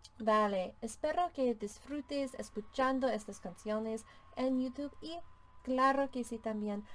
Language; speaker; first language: Spanish; non-native, fluent; English